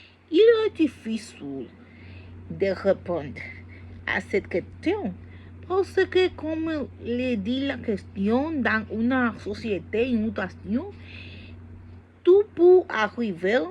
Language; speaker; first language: French; non-native, learner; Spanish